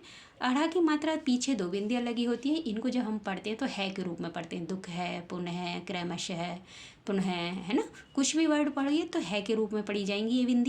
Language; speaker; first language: Hindi; native; Hindi